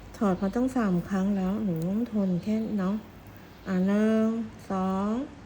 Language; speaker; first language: Thai; native; Thai